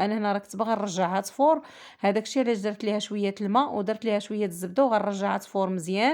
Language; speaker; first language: Arabic; native; Arabic